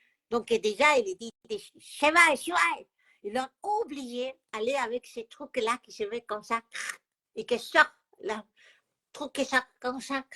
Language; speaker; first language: French; non-native, fluent; Spanish